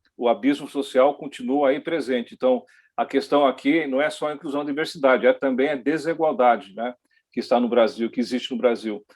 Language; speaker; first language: Portuguese; early bilingual, other home language; Dutch